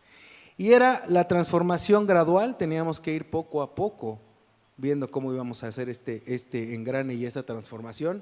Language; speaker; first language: Spanish; native; Spanish